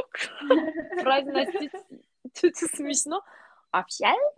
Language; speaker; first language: Russian; non-native, learner; Korean